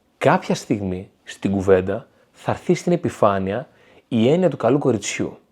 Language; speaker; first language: Greek; native; Greek